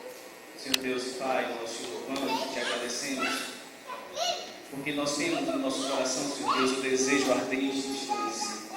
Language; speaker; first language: Portuguese; native; Portuguese